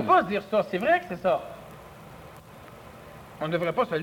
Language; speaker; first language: French; native; French